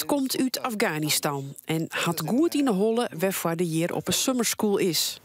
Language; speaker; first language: Dutch; non-native, local second language; Western Frisian